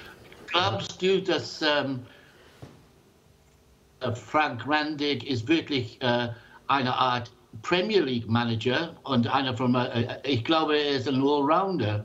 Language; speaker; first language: German; non-native, learner; English